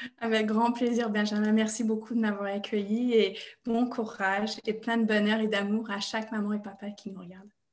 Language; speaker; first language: French; non-native, fluent; English